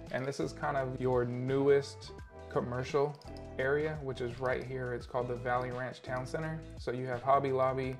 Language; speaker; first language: English; native; English